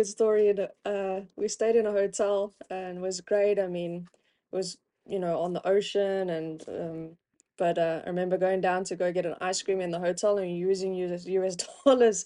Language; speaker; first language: English; native; English